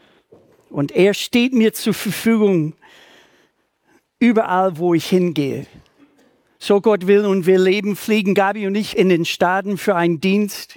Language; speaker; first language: German; non-native, fluent; English